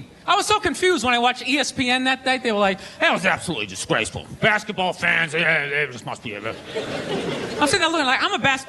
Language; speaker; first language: English; native; English